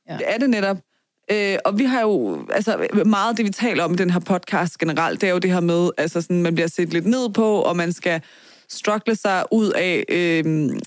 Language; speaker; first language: Danish; early bilingual, other home language; Persian